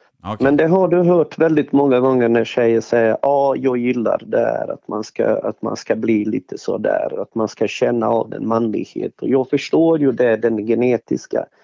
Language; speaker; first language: Swedish; non-native, fluent; Bosnian